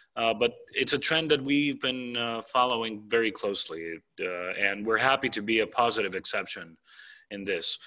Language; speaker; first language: English; non-native, fluent; Greek